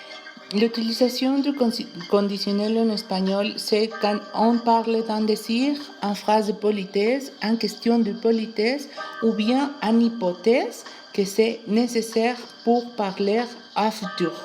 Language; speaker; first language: French; non-native, learner; Spanish